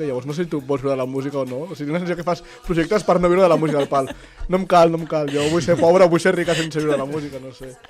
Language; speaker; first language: Catalan; native; Catalan